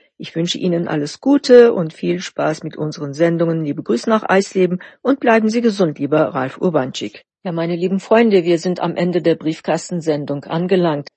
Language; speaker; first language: German; non-native, fluent; Turkish